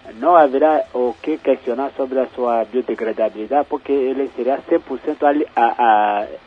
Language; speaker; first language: Portuguese; non-native, fluent; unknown